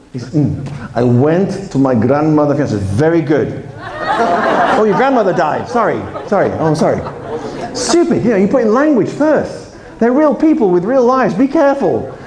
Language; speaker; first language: English; native; English